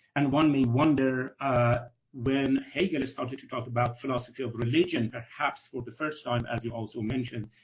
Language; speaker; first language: English; non-native, fluent; Persian